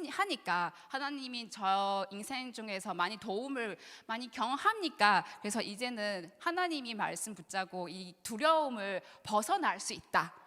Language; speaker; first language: Korean; non-native, learner; Chinese